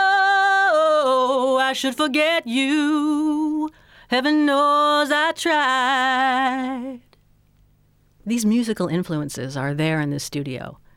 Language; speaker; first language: English; native; English